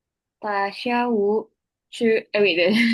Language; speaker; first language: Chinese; non-native, learner; Indonesian